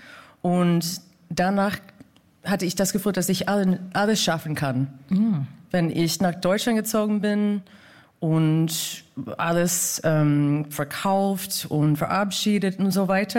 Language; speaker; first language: German; non-native, fluent; English